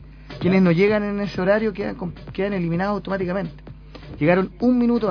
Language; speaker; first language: Spanish; native; Spanish